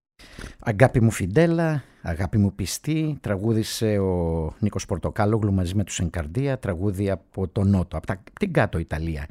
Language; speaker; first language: Greek; native; Greek